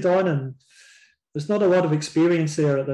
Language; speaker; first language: English; native; English